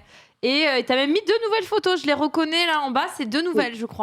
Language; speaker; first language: French; native; French